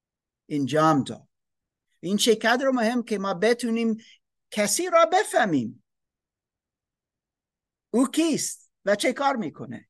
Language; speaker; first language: Persian; non-native, learner; English